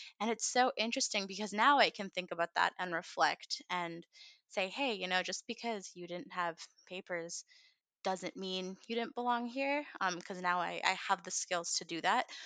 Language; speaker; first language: English; early bilingual, other home language; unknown